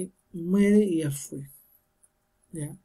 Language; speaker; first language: Spanish; native; Spanish